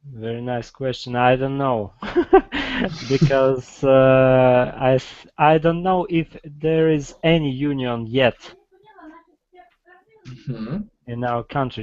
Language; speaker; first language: English; non-native, fluent; Russian